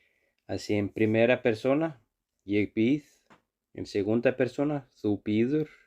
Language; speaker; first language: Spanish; non-native, fluent; Icelandic